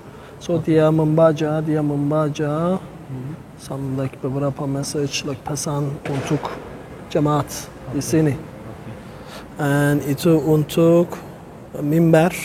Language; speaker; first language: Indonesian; non-native, learner; Turkish